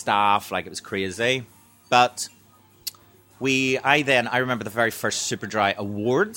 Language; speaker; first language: English; native; English